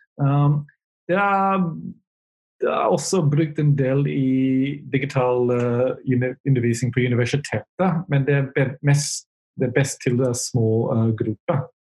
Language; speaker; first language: Norwegian; non-native, fluent; English